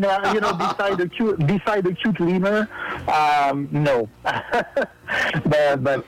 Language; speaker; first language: English; non-native, fluent; French